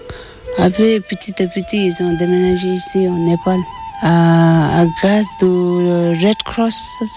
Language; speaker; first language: French; non-native, learner; Tibetan